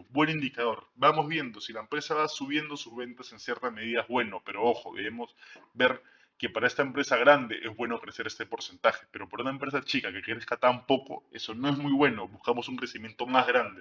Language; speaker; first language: Spanish; native; Spanish